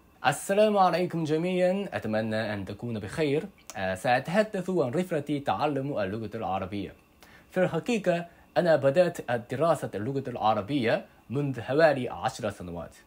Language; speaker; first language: Arabic; non-native, learner; Japanese